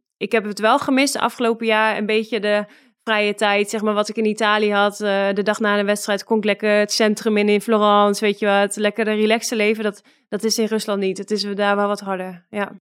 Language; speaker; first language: Dutch; native; Dutch